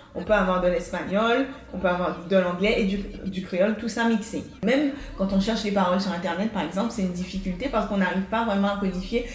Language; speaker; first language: French; native; French